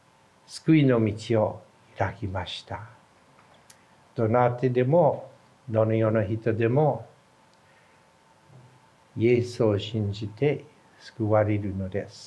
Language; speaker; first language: Japanese; non-native, fluent; English